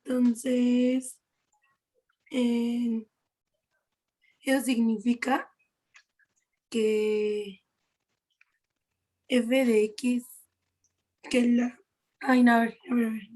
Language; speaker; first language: Spanish; native; Spanish